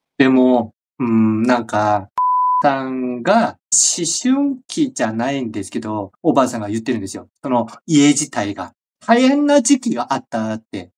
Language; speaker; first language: Japanese; non-native, fluent; Korean